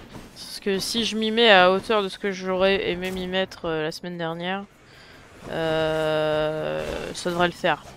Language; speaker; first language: French; native; French